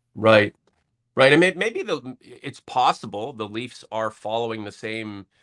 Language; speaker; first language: English; native; English